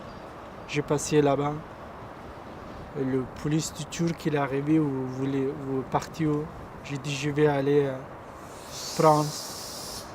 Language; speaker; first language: French; non-native, learner; Pashto